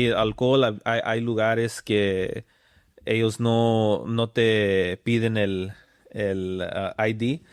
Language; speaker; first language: Spanish; early bilingual, other home language; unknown